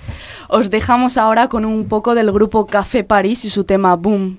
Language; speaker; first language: Spanish; native; Spanish